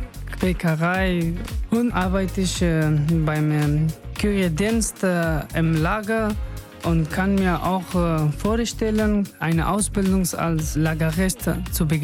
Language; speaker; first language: German; non-native, learner; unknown